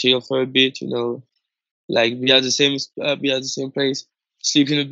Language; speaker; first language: English; non-native, fluent; French